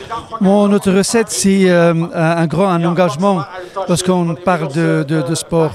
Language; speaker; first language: French; non-native, fluent; Riffian